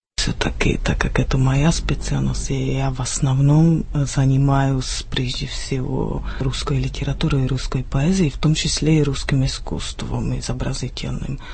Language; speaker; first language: Russian; non-native, fluent; Czech